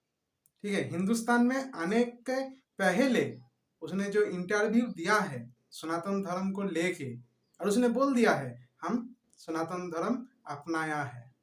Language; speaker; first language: Hindi; non-native, local second language; Bangla